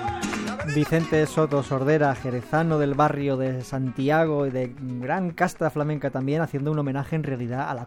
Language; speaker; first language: Spanish; native; Spanish